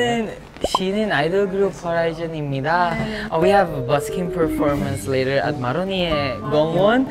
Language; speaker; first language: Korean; non-native, learner; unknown